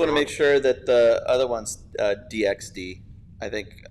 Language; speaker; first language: English; native; English